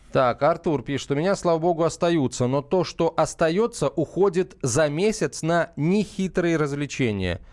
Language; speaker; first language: Russian; native; Russian